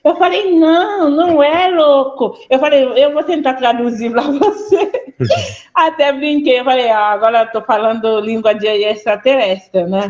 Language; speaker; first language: Portuguese; non-native, fluent; Haitian Creole